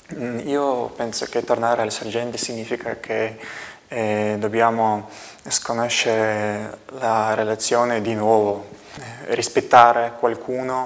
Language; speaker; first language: Italian; non-native, learner; Russian